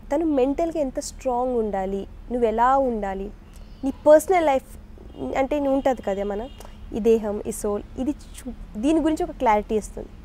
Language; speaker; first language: Telugu; early bilingual, other home language; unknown